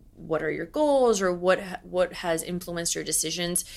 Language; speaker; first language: English; native; English